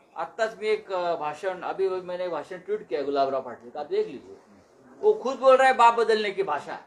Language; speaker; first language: Hindi; non-native, local second language; Marathi